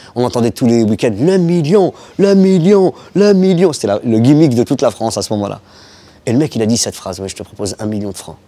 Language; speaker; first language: French; native; French